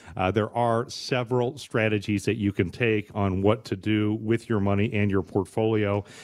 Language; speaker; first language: English; native; English